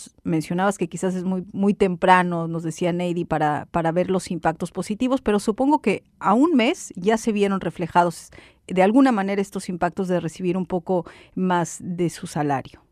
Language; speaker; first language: Spanish; native; Spanish